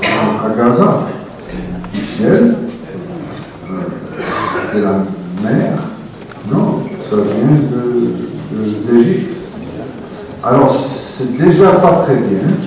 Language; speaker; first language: French; non-native, fluent; English